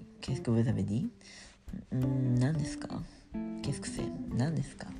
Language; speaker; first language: French; non-native, fluent; Japanese